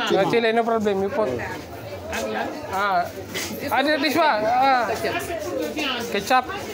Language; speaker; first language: English; non-native, learner; Filipino